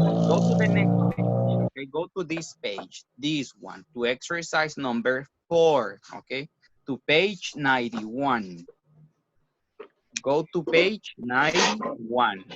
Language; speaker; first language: English; non-native, fluent; Spanish